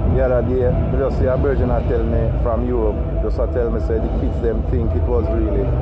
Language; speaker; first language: English; non-native, local second language; Jamaican Creole English